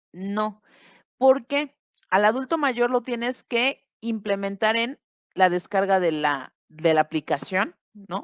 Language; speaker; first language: Spanish; native; Spanish